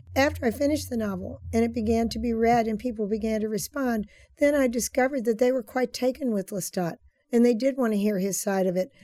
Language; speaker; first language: English; native; English